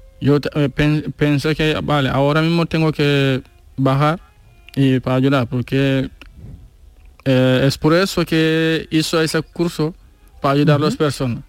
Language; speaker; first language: Spanish; non-native, learner; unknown